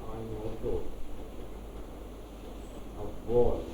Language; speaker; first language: German; non-native, learner; Hindi